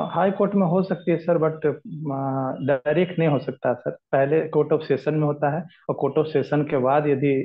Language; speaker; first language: Hindi; native; Hindi